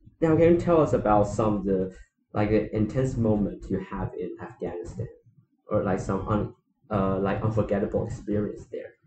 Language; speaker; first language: English; non-native, fluent; Chinese